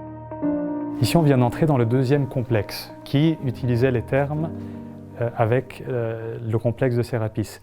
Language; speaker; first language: French; non-native, fluent; Italian